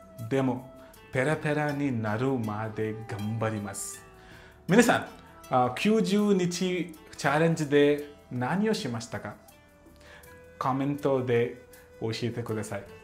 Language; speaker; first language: Japanese; non-native, learner; Telugu